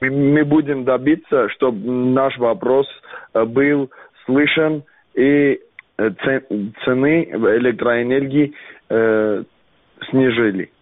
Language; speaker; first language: Russian; non-native, learner; Armenian